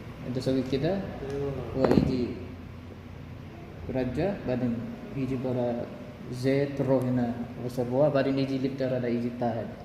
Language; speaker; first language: Arabic; non-native, learner; Filipino